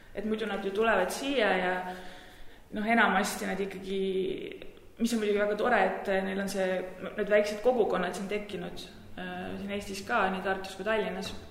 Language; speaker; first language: Estonian; native; Estonian